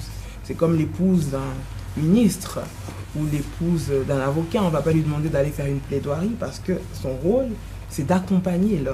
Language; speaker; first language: French; non-native, local second language; Lingala